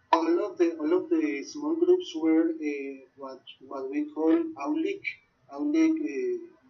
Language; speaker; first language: English; non-native, learner; Spanish